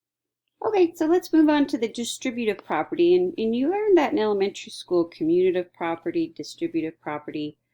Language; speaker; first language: English; native; English